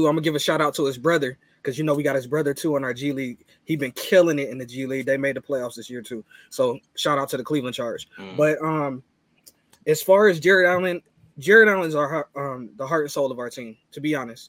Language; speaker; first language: English; native; English